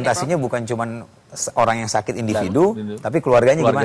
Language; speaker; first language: Indonesian; native; Indonesian